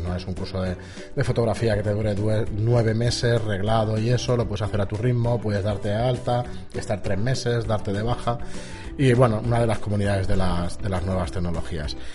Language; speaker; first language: Spanish; native; Spanish